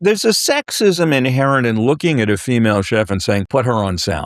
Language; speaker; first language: English; native; English